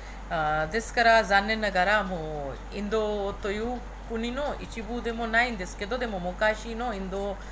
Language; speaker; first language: Japanese; non-native, fluent; Hindi